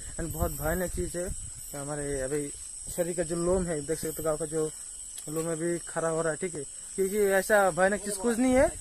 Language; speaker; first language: Hindi; non-native, local second language; Bangla